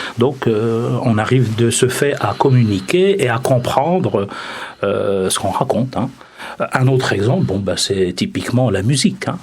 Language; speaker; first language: French; non-native, local second language; Arabic